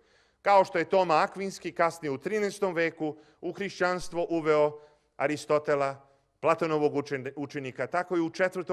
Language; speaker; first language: Croatian; native; Croatian